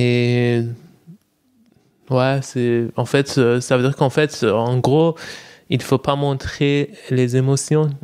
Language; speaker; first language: French; non-native, fluent; Persian